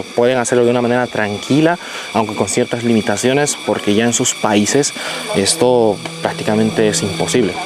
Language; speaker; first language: Spanish; native; Spanish